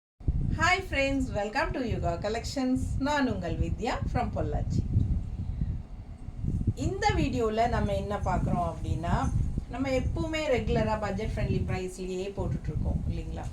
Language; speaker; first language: Tamil; native; Tamil